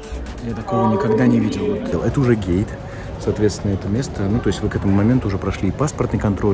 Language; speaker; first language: Russian; native; Russian